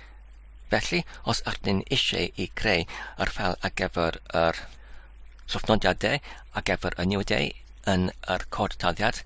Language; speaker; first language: Welsh; non-native, learner; English